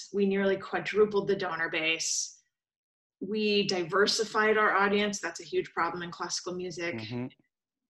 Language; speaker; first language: English; native; English